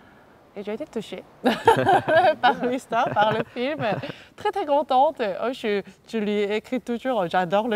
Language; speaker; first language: French; non-native, fluent; Korean